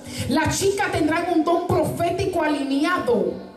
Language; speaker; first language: Spanish; early bilingual, heritage; Spanish